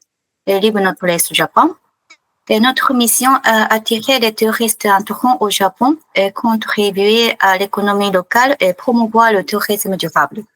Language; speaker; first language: French; non-native, fluent; Japanese